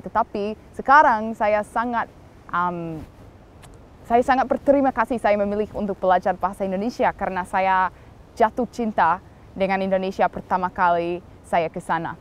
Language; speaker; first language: Indonesian; non-native, fluent; English